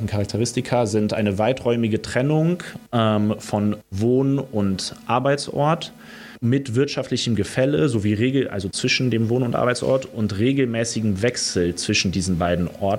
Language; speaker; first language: German; early bilingual, other home language; Romanian